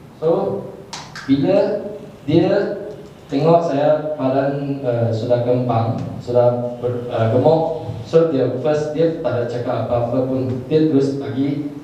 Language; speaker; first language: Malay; non-native, local second language; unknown